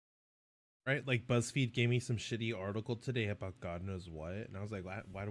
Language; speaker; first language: English; native; English